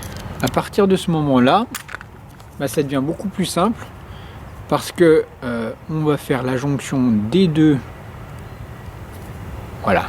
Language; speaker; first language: French; native; French